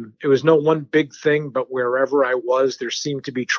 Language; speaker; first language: English; early bilingual, other home language; French